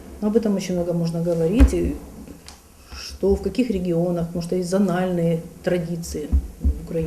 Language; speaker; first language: Russian; native; Russian